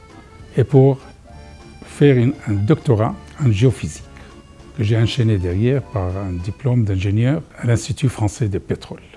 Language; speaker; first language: French; non-native, fluent; Arabic